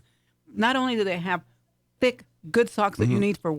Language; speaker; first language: English; native; English